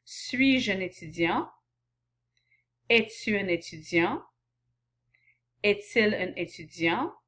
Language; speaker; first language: French; non-native, fluent; English